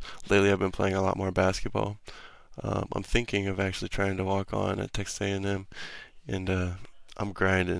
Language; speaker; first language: English; native; English